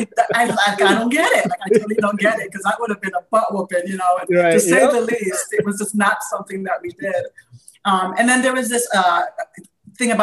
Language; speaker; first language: English; native; English